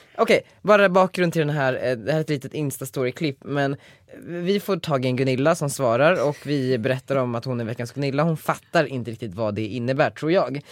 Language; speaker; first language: Swedish; native; Swedish